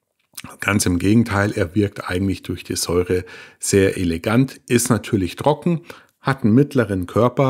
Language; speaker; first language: German; native; German